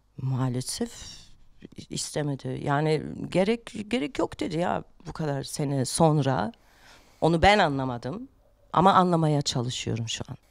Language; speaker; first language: Turkish; non-native, fluent; German